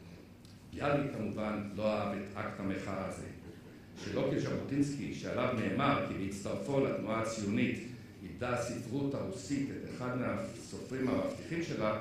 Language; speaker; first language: Hebrew; native; Hebrew